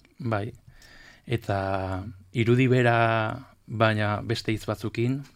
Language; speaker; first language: Basque; non-native, local second language; Spanish